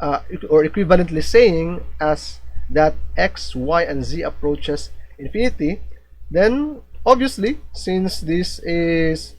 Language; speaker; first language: English; non-native, local second language; Filipino